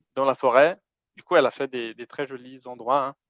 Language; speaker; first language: French; non-native, fluent; Portuguese